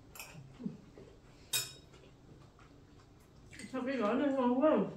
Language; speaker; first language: German; non-native, learner; Vietnamese